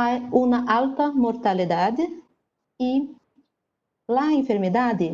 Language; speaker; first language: Spanish; non-native, learner; Portuguese